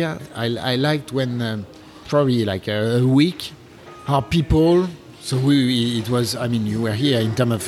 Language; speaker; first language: English; non-native, fluent; French